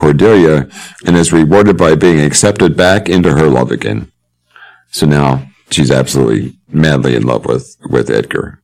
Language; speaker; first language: English; native; English